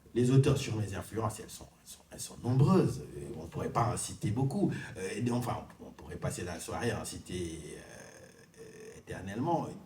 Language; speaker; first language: French; non-native, local second language; Wolof